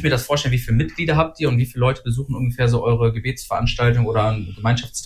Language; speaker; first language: German; native; German